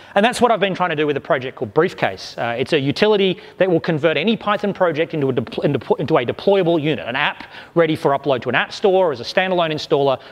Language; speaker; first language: English; native; English